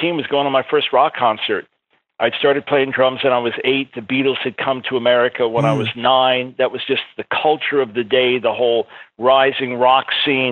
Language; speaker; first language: English; native; English